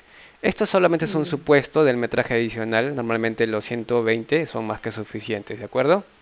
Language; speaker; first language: Spanish; native; Spanish